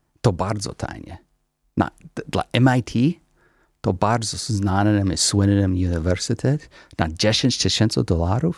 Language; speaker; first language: Polish; non-native, learner; English